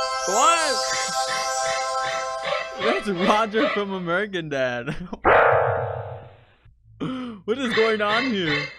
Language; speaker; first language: English; native; English